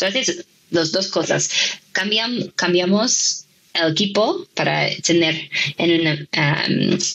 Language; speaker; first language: Spanish; non-native, fluent; English